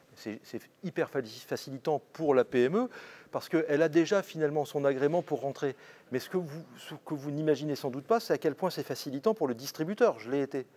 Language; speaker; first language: French; native; French